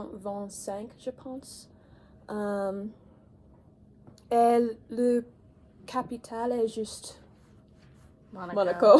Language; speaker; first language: French; non-native, learner; English